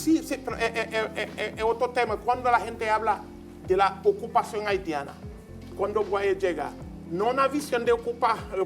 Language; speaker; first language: Spanish; non-native, learner; Haitian Creole